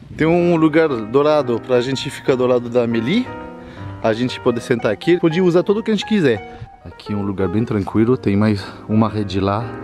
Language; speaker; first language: Portuguese; non-native, fluent; French